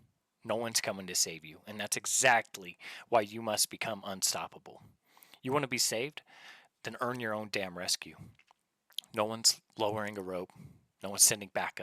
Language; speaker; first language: English; native; English